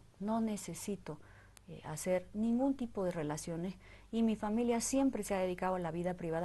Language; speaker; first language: Spanish; native; Spanish